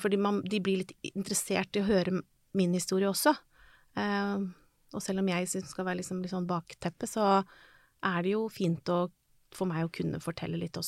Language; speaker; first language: Norwegian; native; Norwegian